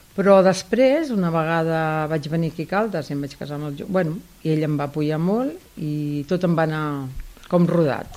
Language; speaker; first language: Catalan; native; Catalan